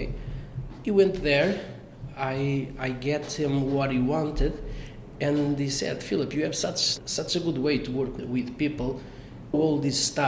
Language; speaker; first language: English; non-native, fluent; Portuguese